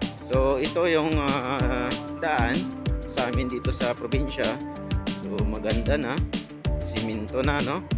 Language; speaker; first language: Filipino; non-native, local second language; Hiligaynon